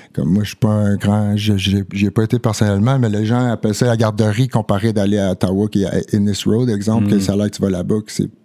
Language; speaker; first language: French; native; French